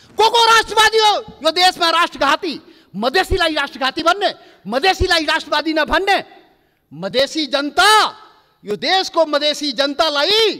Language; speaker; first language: Nepali; non-native, local second language; Maithili